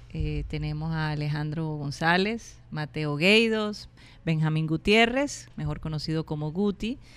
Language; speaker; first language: Spanish; native; Spanish